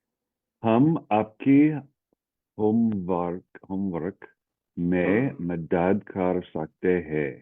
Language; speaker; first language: Hindi; non-native, learner; English